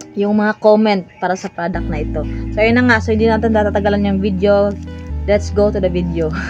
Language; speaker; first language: Filipino; non-native, local second language; Cebuano